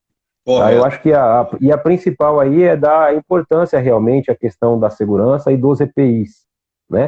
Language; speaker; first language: Portuguese; native; Portuguese